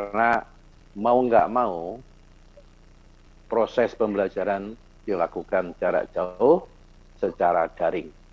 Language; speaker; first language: Indonesian; native; Indonesian